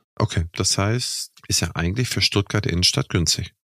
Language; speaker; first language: German; native; German